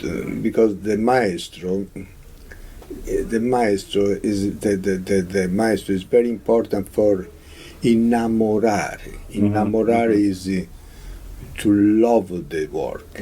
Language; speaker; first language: English; non-native, learner; Italian